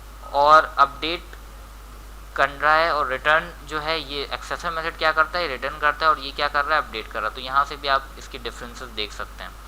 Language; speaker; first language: Hindi; native; Hindi